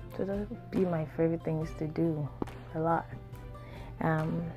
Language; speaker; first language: English; non-native, local second language; Akan